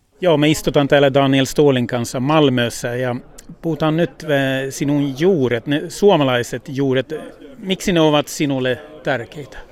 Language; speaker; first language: Finnish; early bilingual, heritage; Finnish